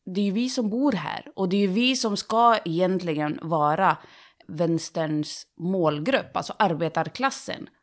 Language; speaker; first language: Swedish; native; Swedish